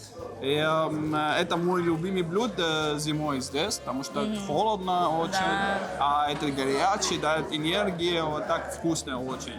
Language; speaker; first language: Russian; non-native, learner; Arabic